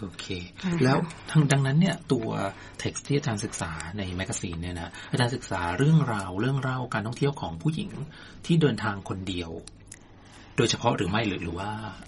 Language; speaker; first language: Thai; native; Thai